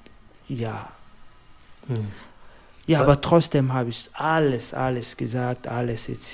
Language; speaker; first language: German; non-native, learner; French